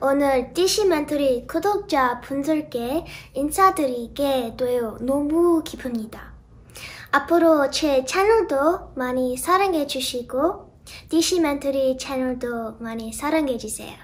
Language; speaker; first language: Korean; non-native, learner; English